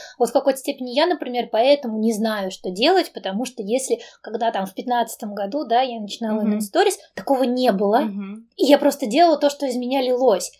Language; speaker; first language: Russian; native; Russian